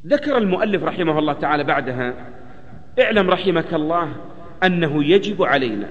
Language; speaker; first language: Arabic; native; Arabic